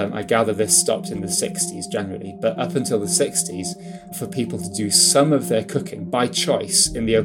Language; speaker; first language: English; non-native, local second language; Welsh